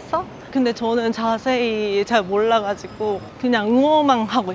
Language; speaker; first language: Korean; non-native, fluent; Japanese